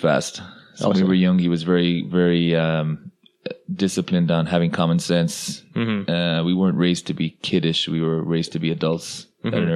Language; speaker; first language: English; non-native, local second language; Irish